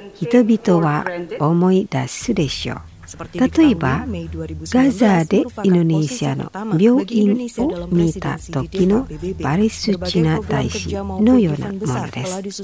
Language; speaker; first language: Japanese; non-native, fluent; Indonesian